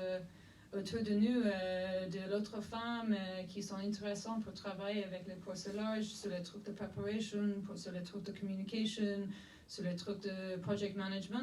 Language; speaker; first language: French; non-native, fluent; English